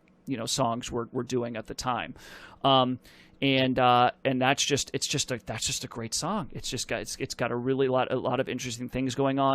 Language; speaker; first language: English; native; English